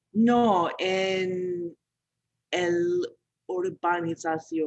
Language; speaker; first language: Spanish; non-native, learner; English